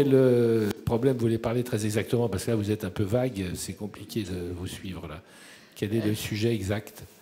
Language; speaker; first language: French; native; French